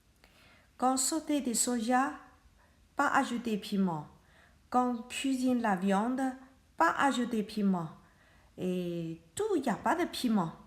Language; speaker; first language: French; non-native, learner; Chinese